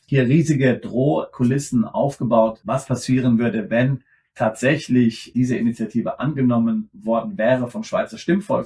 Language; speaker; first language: German; native; German